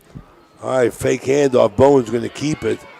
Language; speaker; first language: English; native; English